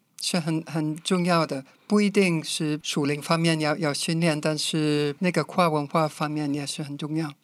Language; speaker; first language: Chinese; non-native, fluent; English